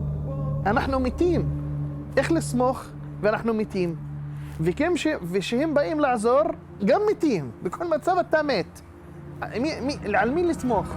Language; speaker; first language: Hebrew; non-native, local second language; Arabic